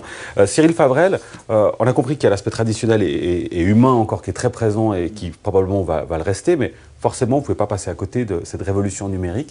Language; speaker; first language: French; native; French